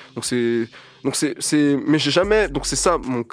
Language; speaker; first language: French; native; French